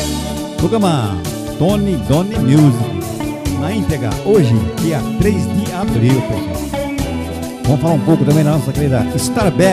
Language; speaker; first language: Portuguese; native; Portuguese